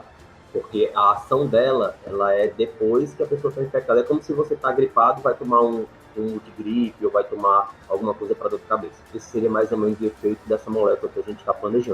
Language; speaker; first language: Portuguese; native; Portuguese